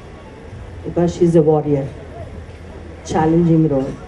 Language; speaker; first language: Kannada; non-native, learner; Telugu